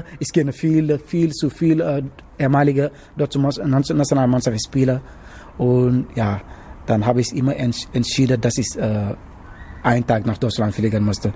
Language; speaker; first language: German; non-native, learner; Wolof